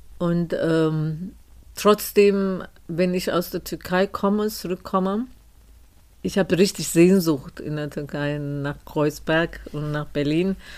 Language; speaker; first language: German; non-native, fluent; Turkish